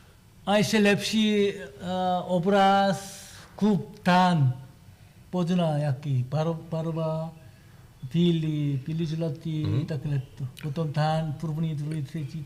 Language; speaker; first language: Czech; non-native, learner; Korean